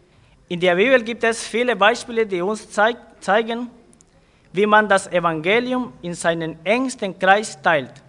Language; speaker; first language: German; non-native, fluent; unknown